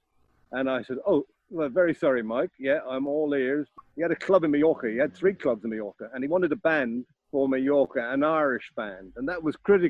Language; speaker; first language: English; native; English